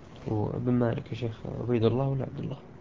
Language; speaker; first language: Arabic; native; Arabic